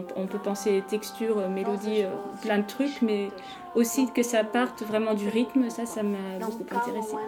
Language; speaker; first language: French; non-native, fluent; Portuguese